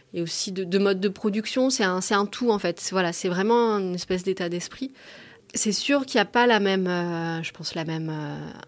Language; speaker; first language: French; native; French